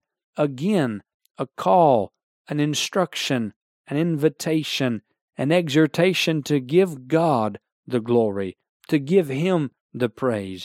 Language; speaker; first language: English; native; English